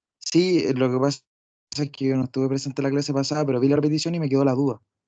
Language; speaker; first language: Spanish; native; Spanish